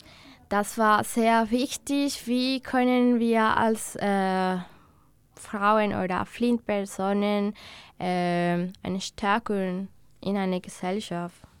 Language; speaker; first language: German; non-native, learner; Spanish